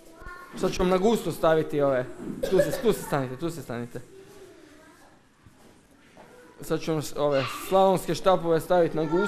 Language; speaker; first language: Croatian; native; Croatian